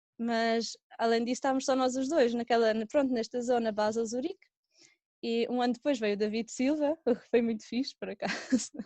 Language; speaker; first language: Portuguese; native; Portuguese